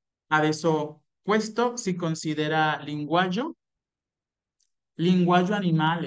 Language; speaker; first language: Italian; non-native, fluent; Spanish